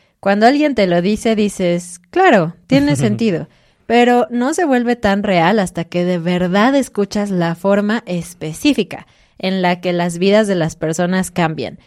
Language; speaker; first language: Spanish; native; Spanish